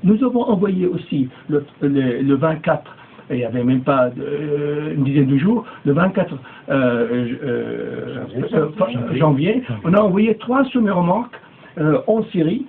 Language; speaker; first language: French; non-native, fluent; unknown